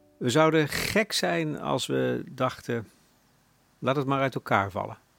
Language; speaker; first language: Dutch; native; Dutch